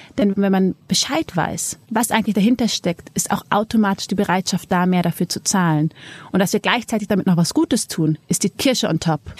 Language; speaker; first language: German; early bilingual, other home language; Amharic